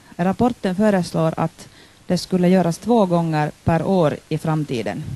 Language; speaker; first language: Swedish; non-native, local second language; Finnish